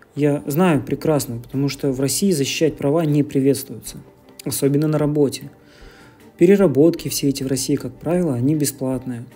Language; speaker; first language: Russian; native; Russian